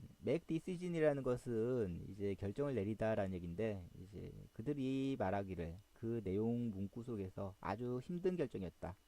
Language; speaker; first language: Korean; native; Korean